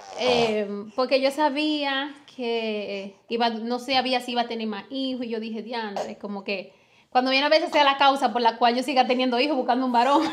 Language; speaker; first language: Spanish; native; Spanish